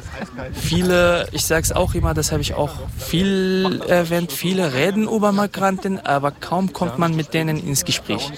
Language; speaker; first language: German; non-native, fluent; Kurdish